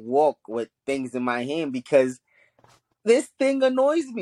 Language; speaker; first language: English; early bilingual, other home language; Haitian Creole